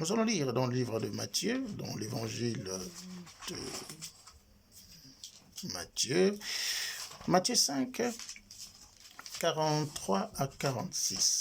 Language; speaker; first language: French; non-native, local second language; Lingala